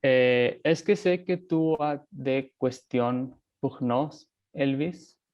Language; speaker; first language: French; non-native, learner; Spanish